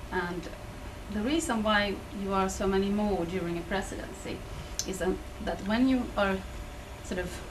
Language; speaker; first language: English; non-native, fluent; Swedish